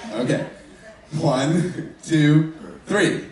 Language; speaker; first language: English; native; English